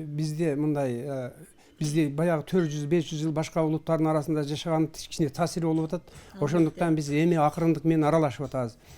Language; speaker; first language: Kyrgyz; early bilingual, heritage; Kyrgyz